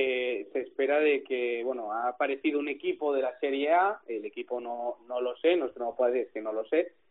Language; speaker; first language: Spanish; native; Spanish